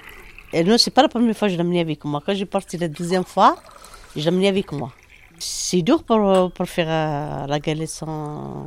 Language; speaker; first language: French; non-native, learner; Arabic